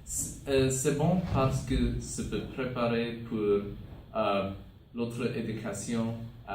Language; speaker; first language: French; non-native, local second language; English